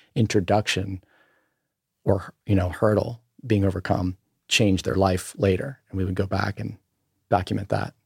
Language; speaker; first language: English; native; English